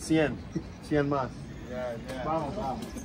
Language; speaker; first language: Spanish; non-native, fluent; English